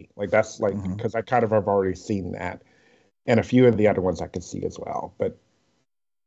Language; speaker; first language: English; native; English